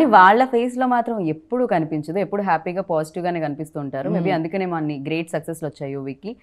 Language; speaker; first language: Telugu; native; Telugu